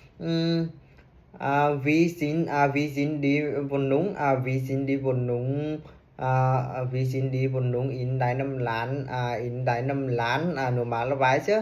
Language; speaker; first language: German; non-native, learner; Vietnamese